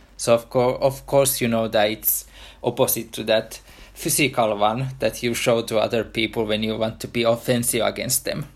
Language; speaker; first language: English; non-native, fluent; Finnish